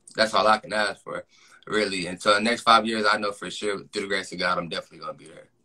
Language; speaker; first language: English; native; English